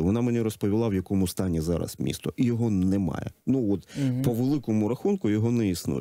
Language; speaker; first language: Ukrainian; native; Ukrainian